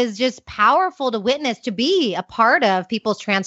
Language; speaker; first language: English; native; English